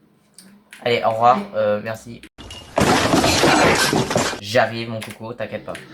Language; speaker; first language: French; native; French